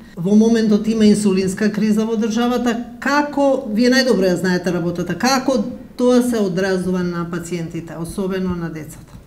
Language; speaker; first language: Macedonian; native; Macedonian